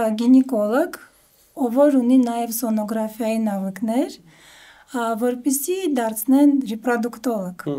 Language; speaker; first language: Armenian; early bilingual, heritage; Armenian